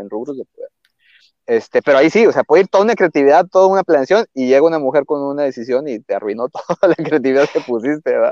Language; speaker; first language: Spanish; native; Spanish